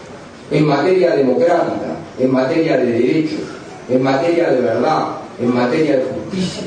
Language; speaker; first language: Spanish; native; Spanish